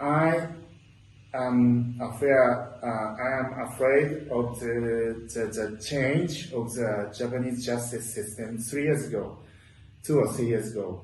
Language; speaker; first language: English; non-native, learner; Japanese